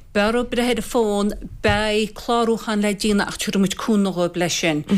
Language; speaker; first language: Irish; native; Irish